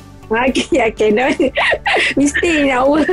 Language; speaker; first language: English; non-native, local second language; Malay